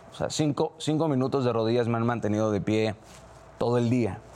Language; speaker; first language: Spanish; native; Spanish